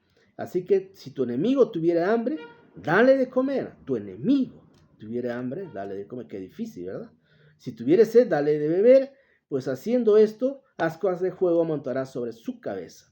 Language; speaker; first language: Spanish; native; Spanish